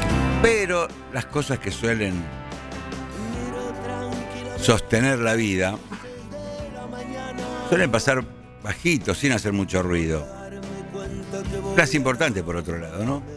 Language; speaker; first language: Spanish; native; Spanish